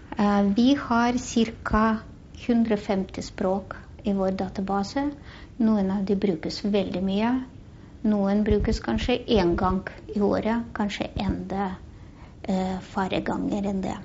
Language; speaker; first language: Norwegian; non-native, fluent; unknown